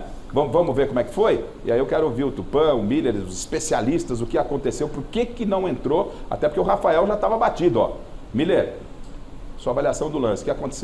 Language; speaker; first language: Portuguese; native; Portuguese